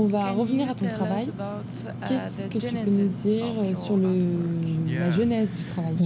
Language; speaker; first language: French; native; French